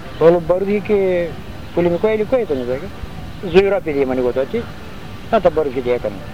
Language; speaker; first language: Greek; native; Greek